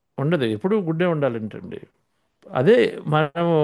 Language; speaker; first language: Telugu; native; Telugu